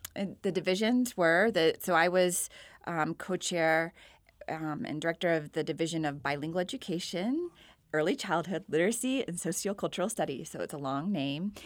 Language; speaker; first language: English; native; English